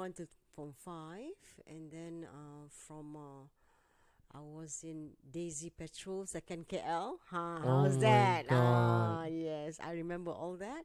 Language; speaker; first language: English; non-native, local second language; Malay